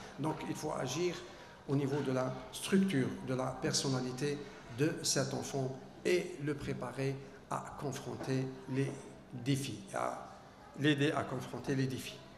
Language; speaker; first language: French; non-native, local second language; Arabic